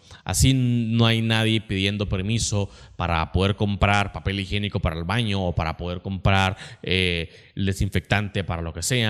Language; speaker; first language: Spanish; native; Spanish